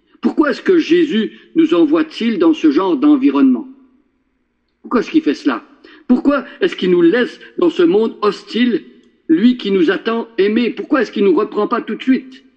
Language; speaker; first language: French; native; French